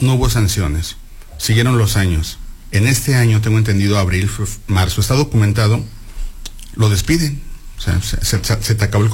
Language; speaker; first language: Spanish; native; Spanish